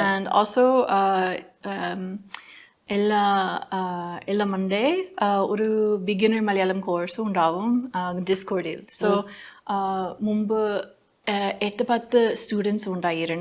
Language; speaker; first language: Malayalam; non-native, learner; English